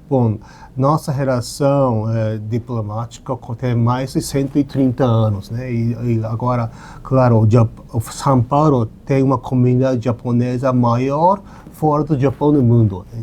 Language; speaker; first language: Portuguese; non-native, learner; Japanese